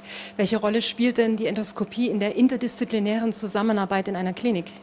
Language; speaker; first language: German; native; German